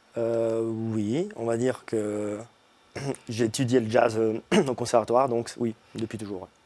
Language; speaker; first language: French; early bilingual, other home language; Italian